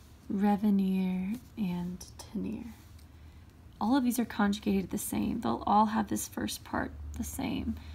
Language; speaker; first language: English; native; English